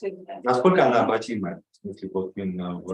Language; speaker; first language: Russian; native; Russian